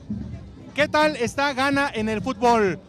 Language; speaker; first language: Spanish; native; Spanish